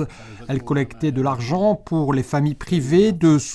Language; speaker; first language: French; native; French